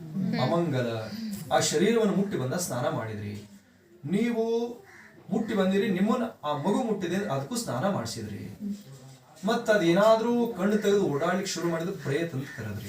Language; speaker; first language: Kannada; native; Kannada